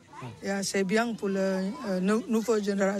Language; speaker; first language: French; non-native, learner; Indonesian